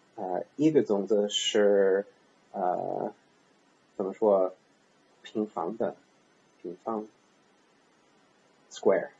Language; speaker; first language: Chinese; non-native, learner; English